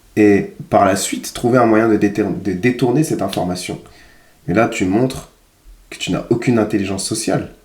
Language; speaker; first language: French; native; French